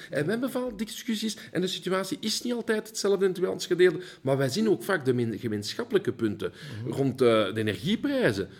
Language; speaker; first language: Dutch; early bilingual, heritage; Dutch